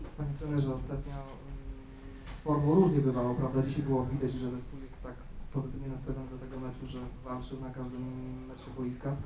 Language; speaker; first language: Polish; native; Polish